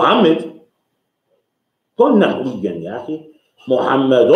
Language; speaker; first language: Arabic; non-native, fluent; English